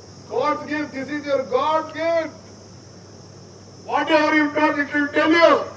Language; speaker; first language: English; non-native, local second language; Telugu